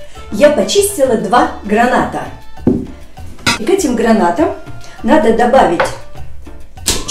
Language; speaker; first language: Russian; native; Russian